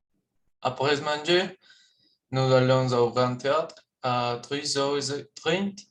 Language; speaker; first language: French; non-native, learner; Spanish